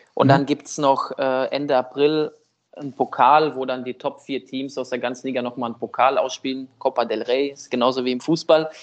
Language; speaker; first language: German; early bilingual, other home language; Russian